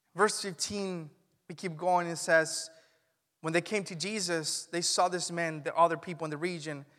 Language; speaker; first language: English; non-native, fluent; Spanish